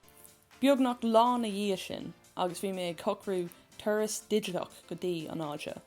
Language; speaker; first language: Irish; non-native, local second language; English